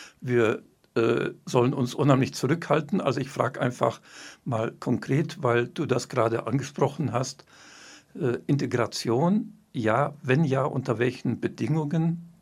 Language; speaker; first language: German; native; German